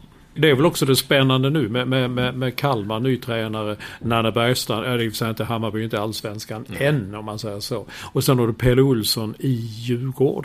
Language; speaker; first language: Swedish; native; Swedish